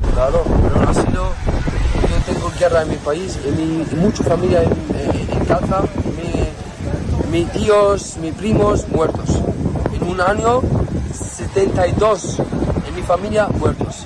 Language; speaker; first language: Spanish; non-native, learner; Arabic